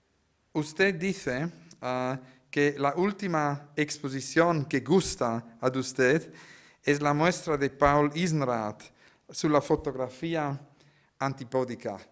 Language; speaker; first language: Spanish; non-native, learner; Italian